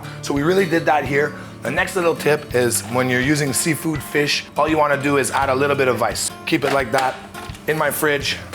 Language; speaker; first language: English; native; English